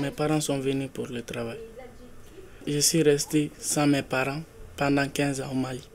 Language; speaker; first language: French; non-native, local second language; Bambara